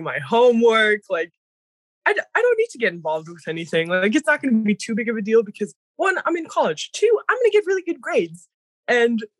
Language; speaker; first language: English; native; English